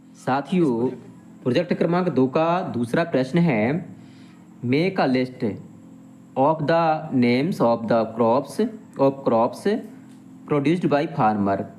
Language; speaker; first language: Hindi; native; Hindi